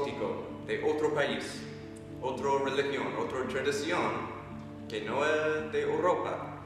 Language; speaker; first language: Spanish; non-native, fluent; English